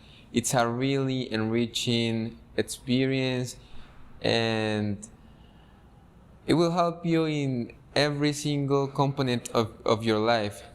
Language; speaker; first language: English; non-native, fluent; Spanish